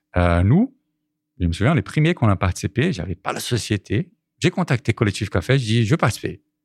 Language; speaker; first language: French; non-native, fluent; Portuguese